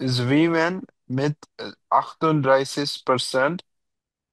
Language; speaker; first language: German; non-native, learner; Bangla